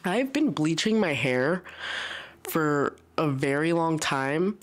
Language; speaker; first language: English; early bilingual, other home language; Spanish